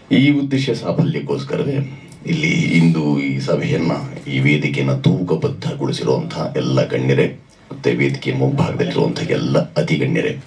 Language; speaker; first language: Kannada; native; Kannada